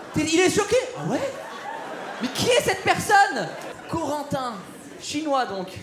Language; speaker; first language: French; early bilingual, other home language; Persian